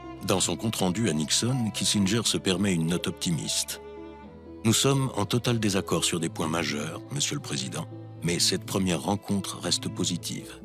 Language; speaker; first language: French; native; French